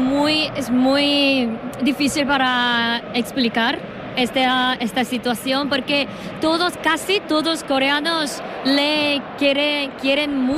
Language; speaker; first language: Spanish; non-native, learner; Korean